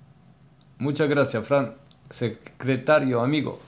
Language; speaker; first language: Spanish; non-native, learner; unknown